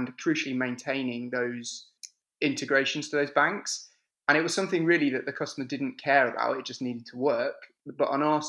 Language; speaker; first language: English; native; English